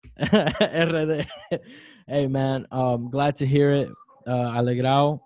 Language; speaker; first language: English; early bilingual, other home language; Spanish